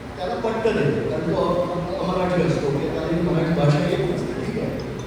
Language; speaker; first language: Marathi; native; Marathi